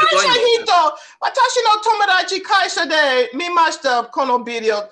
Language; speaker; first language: Japanese; non-native, learner; English